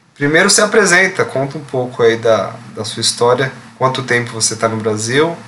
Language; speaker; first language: Portuguese; native; Portuguese